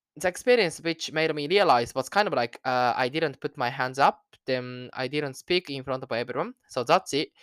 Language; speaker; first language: English; non-native, learner; Japanese